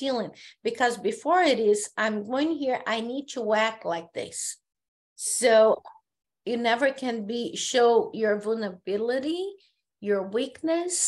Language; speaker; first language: English; non-native, fluent; Portuguese